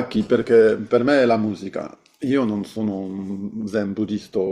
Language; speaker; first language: Italian; non-native, fluent; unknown